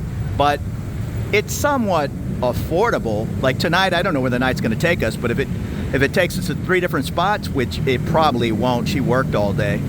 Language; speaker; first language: English; native; English